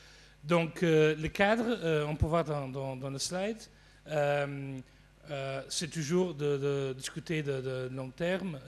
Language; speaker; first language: French; non-native, fluent; Portuguese